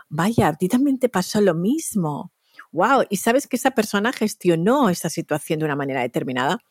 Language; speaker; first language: Spanish; native; Spanish